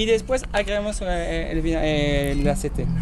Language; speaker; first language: Spanish; non-native, learner; French